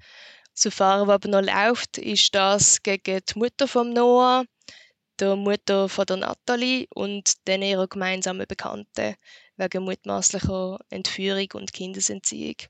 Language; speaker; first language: German; native; German